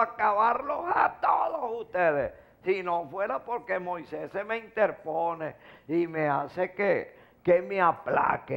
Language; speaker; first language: Spanish; native; Spanish